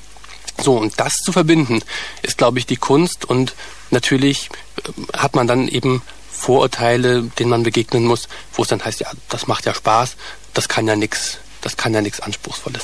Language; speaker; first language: German; native; German